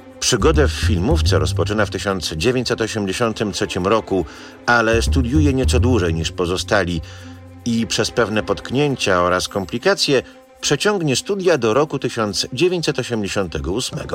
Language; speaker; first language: Polish; native; Polish